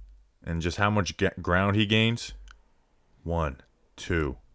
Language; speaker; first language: English; native; English